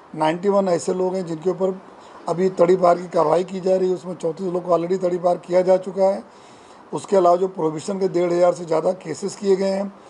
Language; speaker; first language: Hindi; non-native, local second language; Gujarati